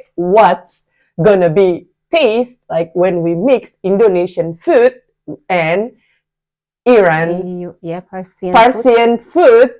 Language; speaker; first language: English; non-native, learner; Indonesian